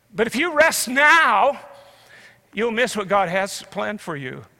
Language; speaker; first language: English; native; English